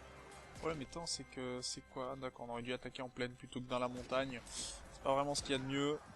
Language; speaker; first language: French; native; French